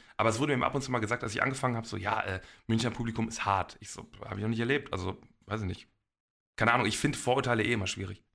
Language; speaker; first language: German; early bilingual, other home language; Polish